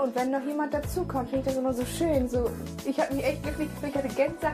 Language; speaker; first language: German; early bilingual, other home language; Turkish